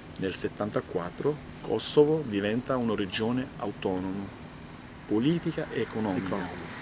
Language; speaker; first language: Italian; non-native, fluent; Albanian